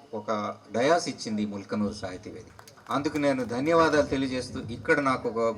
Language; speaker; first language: Telugu; non-native, local second language; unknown